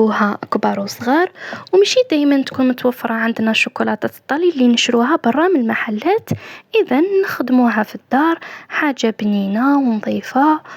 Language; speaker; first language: Arabic; native; Arabic